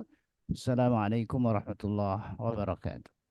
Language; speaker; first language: Arabic; non-native, fluent; Indonesian